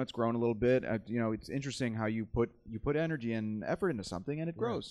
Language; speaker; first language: English; native; English